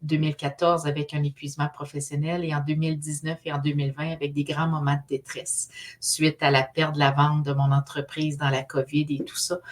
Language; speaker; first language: French; native; French